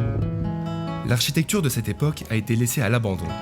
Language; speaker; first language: French; native; French